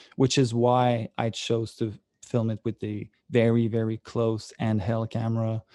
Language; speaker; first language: English; native; English